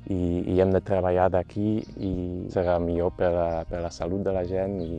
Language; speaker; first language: Catalan; non-native, fluent; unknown